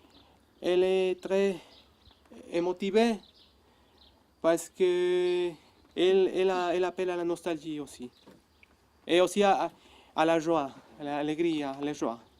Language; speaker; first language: French; non-native, learner; Spanish